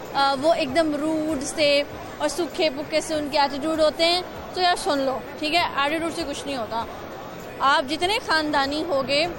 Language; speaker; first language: Urdu; native; Urdu